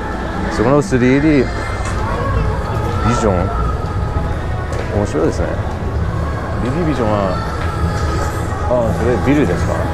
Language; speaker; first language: Japanese; non-native, learner; English